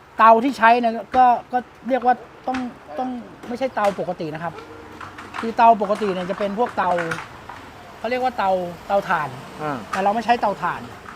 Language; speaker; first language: Thai; native; Thai